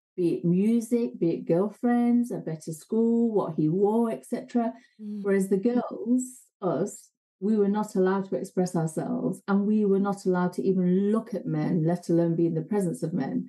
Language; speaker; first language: English; native; English